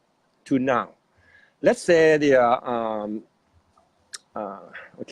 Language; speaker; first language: English; non-native, fluent; Thai